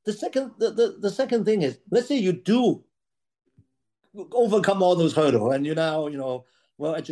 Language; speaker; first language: English; non-native, local second language; Cantonese